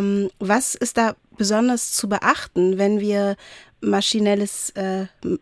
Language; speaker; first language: German; native; German